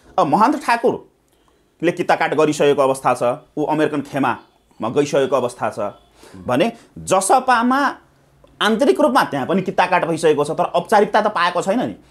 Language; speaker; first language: Nepali; non-native, local second language; Maithili